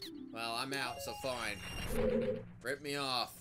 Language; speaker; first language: English; native; English